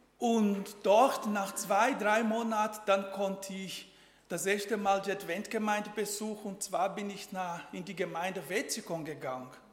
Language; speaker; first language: German; non-native, fluent; Portuguese